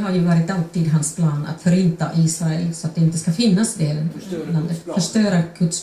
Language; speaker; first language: Swedish; non-native, fluent; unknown